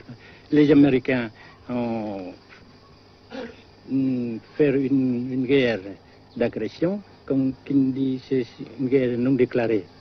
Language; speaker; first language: French; non-native, local second language; Vietnamese